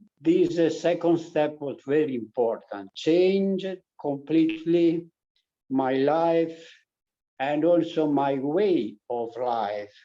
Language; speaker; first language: English; non-native, learner; Italian